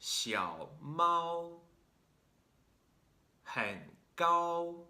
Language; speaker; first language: Chinese; non-native, fluent; English